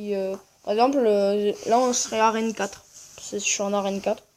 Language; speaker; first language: French; native; French